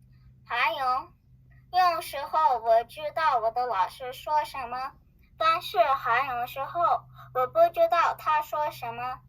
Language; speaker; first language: Chinese; non-native, learner; English